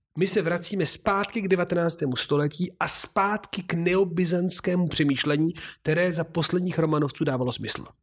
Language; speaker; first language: Czech; non-native, fluent; Italian